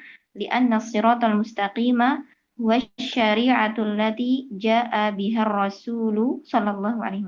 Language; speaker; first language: Arabic; non-native, learner; Indonesian